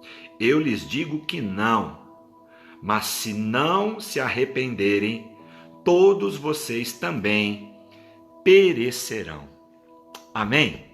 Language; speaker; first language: Portuguese; native; Portuguese